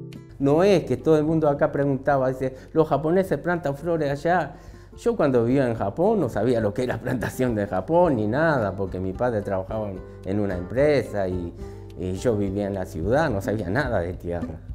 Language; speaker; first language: Spanish; early bilingual, other home language; Japanese